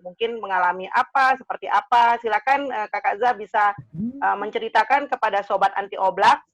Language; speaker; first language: Indonesian; native; Indonesian